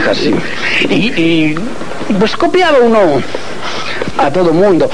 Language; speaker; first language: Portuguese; non-native, learner; Spanish